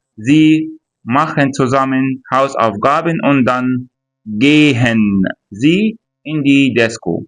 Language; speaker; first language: German; non-native, fluent; Arabic